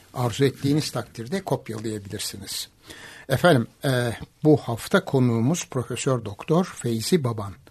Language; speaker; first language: Turkish; native; Turkish